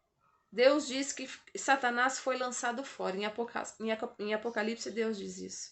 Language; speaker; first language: Portuguese; native; Portuguese